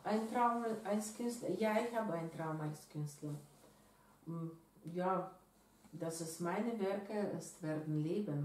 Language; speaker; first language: German; non-native, learner; Russian